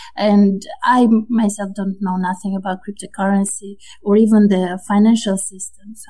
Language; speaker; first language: English; non-native, fluent; Romanian